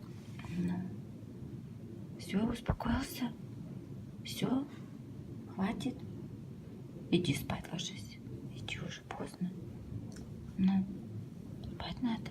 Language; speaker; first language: Russian; native; Russian